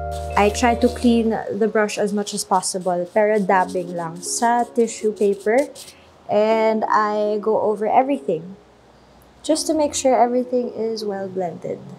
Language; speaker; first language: English; non-native, local second language; Filipino